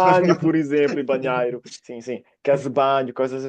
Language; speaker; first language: Portuguese; non-native, fluent; Italian